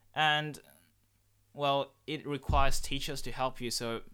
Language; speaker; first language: English; non-native, fluent; Chinese